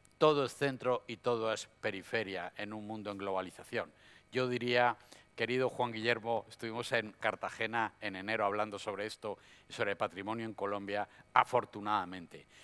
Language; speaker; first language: Spanish; native; Spanish